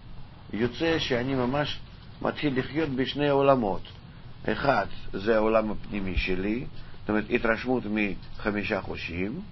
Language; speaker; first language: Hebrew; non-native, fluent; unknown